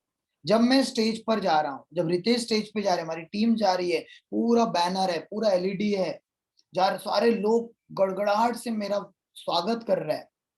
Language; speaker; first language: Hindi; native; Hindi